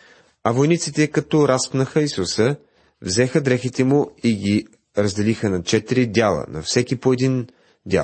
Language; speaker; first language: Bulgarian; native; Bulgarian